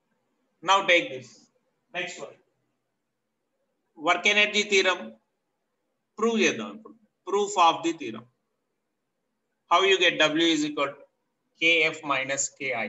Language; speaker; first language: English; non-native, local second language; Telugu